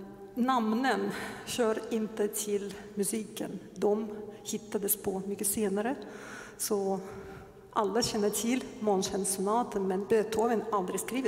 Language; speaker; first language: Swedish; non-native, fluent; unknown